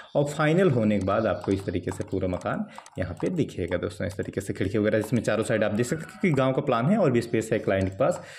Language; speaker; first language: Hindi; native; Hindi